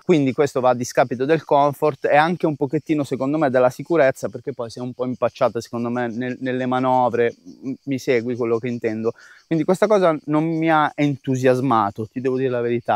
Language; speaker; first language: Italian; native; Italian